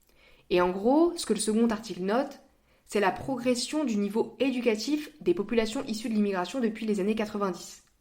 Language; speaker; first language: French; native; French